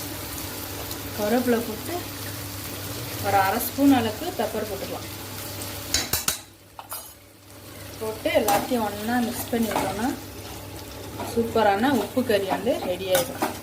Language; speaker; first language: Tamil; native; Tamil